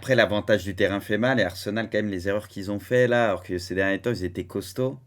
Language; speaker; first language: French; native; French